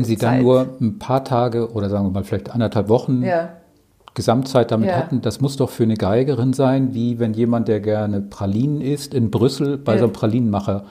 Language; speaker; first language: German; native; German